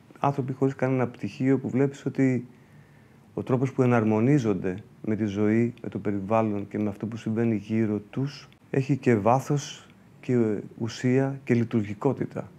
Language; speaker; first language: Greek; early bilingual, heritage; Greek